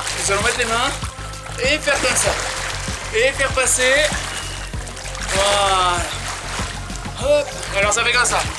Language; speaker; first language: French; native; French